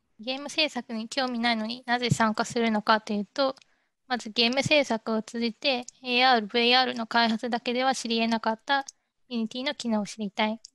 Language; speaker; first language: Japanese; native; Japanese